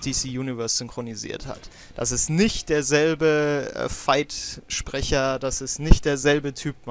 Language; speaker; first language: German; native; German